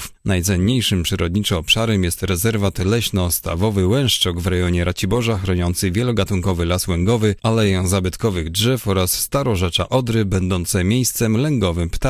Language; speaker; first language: Polish; native; Polish